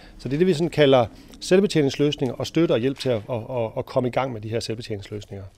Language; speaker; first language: Danish; native; Danish